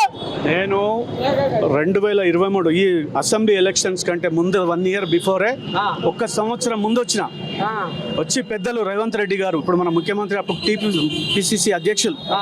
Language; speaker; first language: Telugu; native; Telugu